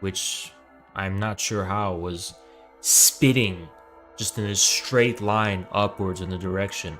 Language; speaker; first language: English; native; English